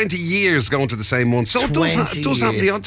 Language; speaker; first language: English; native; English